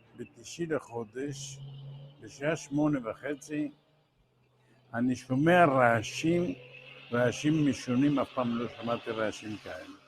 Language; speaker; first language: Hebrew; non-native, fluent; Ladino